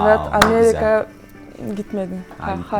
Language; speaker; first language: Turkish; non-native, learner; Kyrgyz